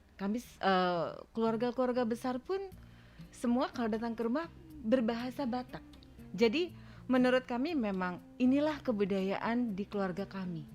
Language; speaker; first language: Indonesian; native; Indonesian